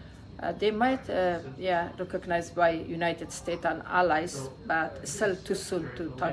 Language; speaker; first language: English; non-native, learner; Persian